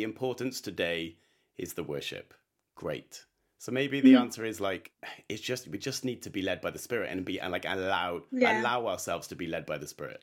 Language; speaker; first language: English; native; English